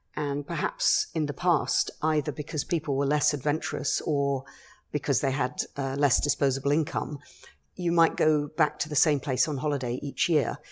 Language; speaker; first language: English; native; English